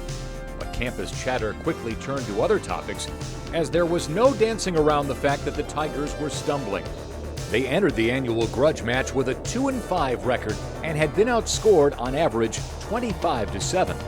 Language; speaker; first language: English; native; English